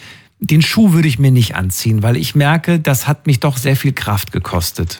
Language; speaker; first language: German; native; German